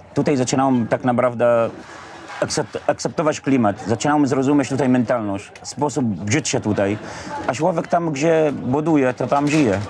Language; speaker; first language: Polish; non-native, fluent; Arabic